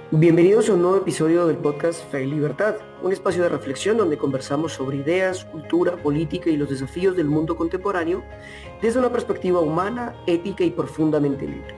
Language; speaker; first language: Spanish; native; Spanish